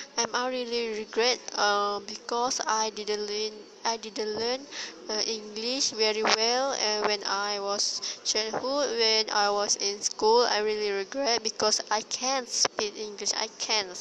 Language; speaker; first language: English; non-native, learner; Malay